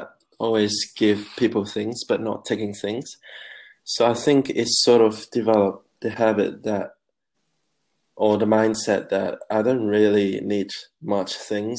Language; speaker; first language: English; non-native, local second language; Cantonese